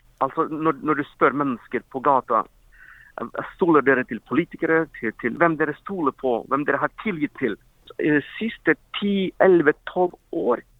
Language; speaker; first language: Norwegian; non-native, fluent; Ukrainian